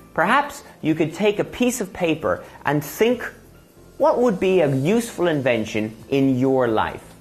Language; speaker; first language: English; native; English